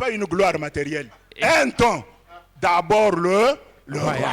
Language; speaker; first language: French; non-native, local second language; Lingala